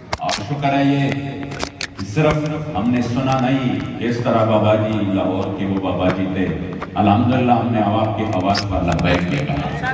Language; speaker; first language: Urdu; non-native, local second language; Pashto